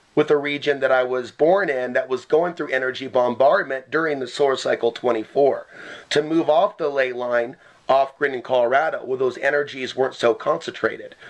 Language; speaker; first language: English; native; English